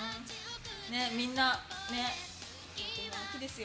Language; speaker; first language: Japanese; native; Japanese